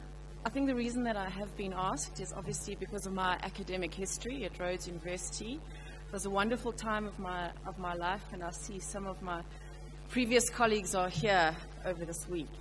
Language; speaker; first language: English; native; English